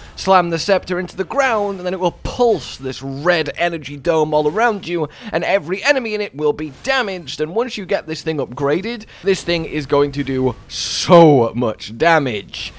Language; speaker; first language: English; native; English